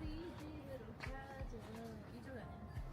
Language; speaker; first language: Korean; non-native, fluent; French